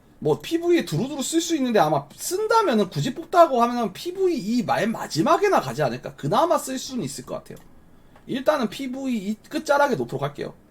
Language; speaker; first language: Korean; native; Korean